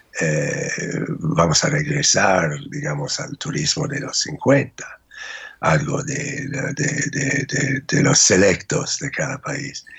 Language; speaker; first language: Spanish; non-native, fluent; English